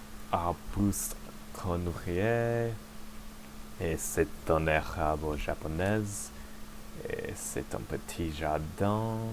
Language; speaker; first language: French; non-native, learner; English